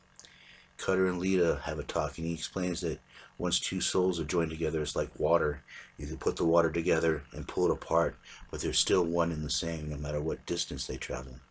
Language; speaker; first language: English; native; English